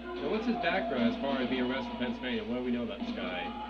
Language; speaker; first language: English; native; English